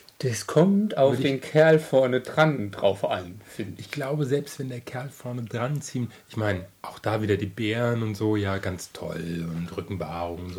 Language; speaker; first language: German; native; German